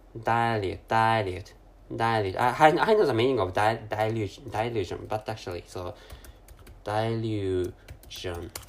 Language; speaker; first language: English; non-native, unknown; Japanese